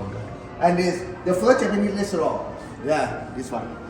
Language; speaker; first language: English; non-native, learner; Thai